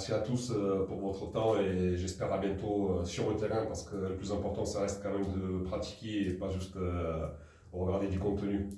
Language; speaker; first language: French; native; French